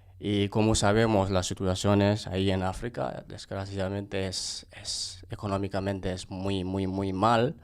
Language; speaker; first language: Spanish; non-native, fluent; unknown